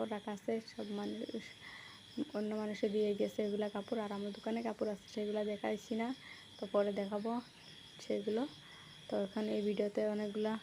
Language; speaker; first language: Bangla; non-native, local second language; Assamese